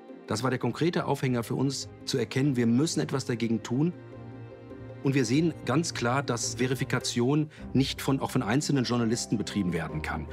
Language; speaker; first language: German; native; German